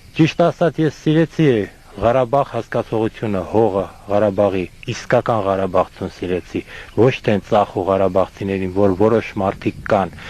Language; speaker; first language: Armenian; non-native, fluent; Estonian